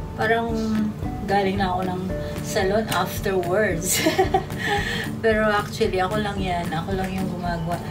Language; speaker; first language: Filipino; non-native, local second language; Pampanga